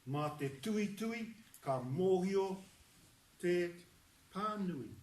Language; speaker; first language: Māori; non-native, local second language; English